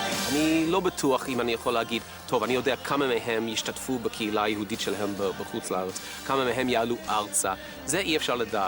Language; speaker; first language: Hebrew; non-native, fluent; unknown